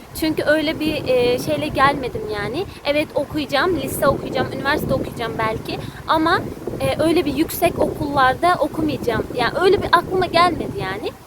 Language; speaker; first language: Turkish; early bilingual, heritage; Uzbek